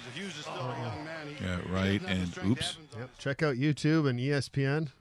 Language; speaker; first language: English; native; English